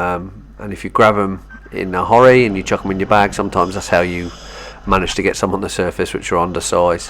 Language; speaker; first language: English; native; English